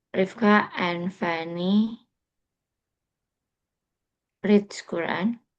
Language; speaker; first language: English; non-native, local second language; Indonesian